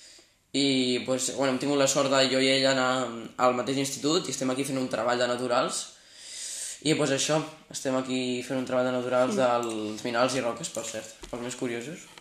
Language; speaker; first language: Catalan; non-native, local second language; Spanish